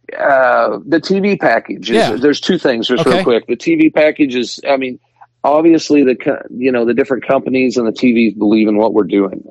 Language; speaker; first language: English; native; English